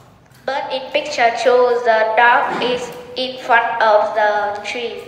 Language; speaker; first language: English; non-native, learner; Vietnamese